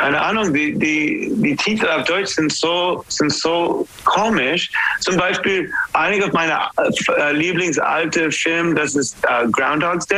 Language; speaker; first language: German; non-native, learner; English